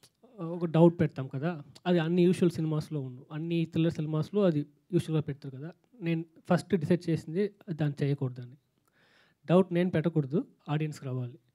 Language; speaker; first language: Telugu; non-native, local second language; Tamil